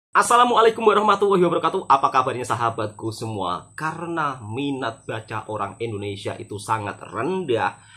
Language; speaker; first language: Indonesian; native; Indonesian